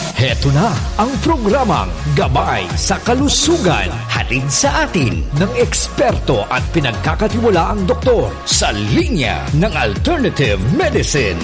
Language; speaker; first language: Filipino; non-native, local second language; Bikol